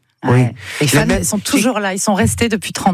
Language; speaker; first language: French; native; French